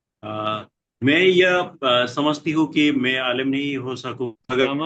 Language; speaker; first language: Hindi; non-native, learner; Bangla